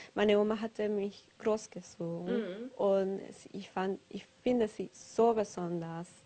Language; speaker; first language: German; non-native, learner; Spanish